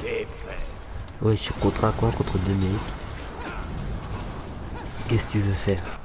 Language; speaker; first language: French; native; French